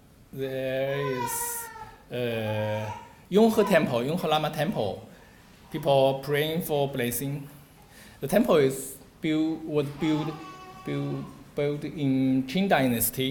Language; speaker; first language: English; non-native, learner; Chinese